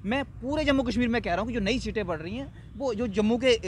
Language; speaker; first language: Hindi; native; Hindi